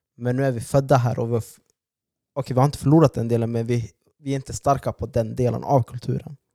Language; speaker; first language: Swedish; native; Swedish